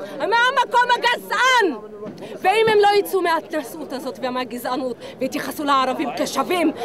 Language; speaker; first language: Hebrew; non-native, local second language; Arabic